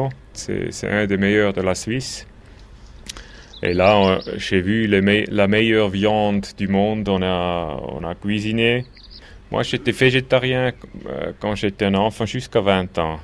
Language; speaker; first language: French; non-native, local second language; German